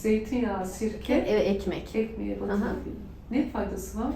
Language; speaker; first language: Turkish; native; Turkish